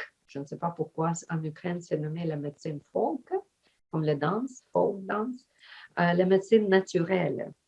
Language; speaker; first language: French; non-native, fluent; Ukrainian